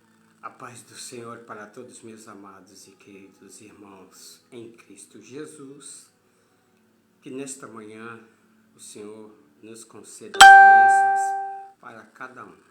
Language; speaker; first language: Portuguese; native; Portuguese